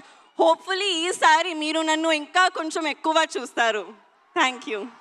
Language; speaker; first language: Telugu; non-native, learner; Hindi